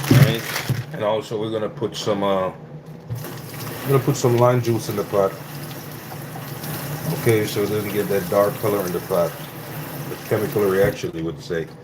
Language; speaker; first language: English; native; English